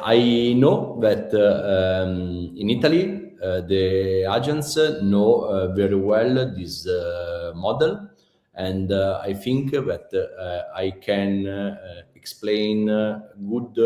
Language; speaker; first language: English; non-native, learner; Italian